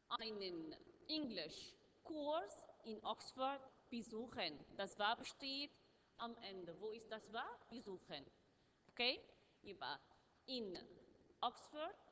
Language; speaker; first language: German; non-native, learner; Arabic